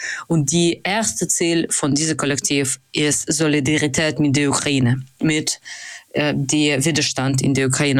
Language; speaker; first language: German; non-native, fluent; Russian